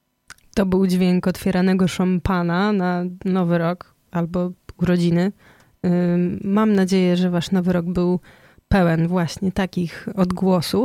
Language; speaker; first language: Polish; native; Polish